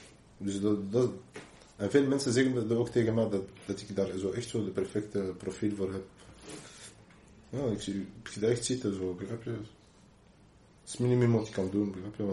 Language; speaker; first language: Dutch; non-native, local second language; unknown